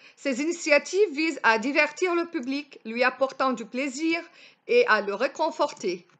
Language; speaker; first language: French; non-native, local second language; Arabic